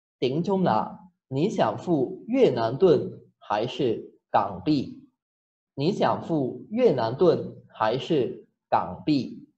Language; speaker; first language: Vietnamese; non-native, fluent; Cantonese